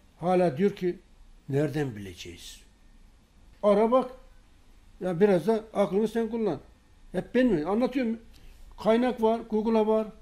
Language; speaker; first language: Turkish; native; Turkish